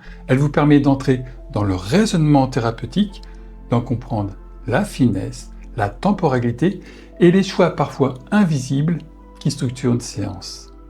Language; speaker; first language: French; native; French